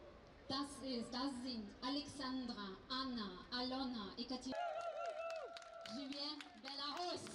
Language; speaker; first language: German; non-native, learner; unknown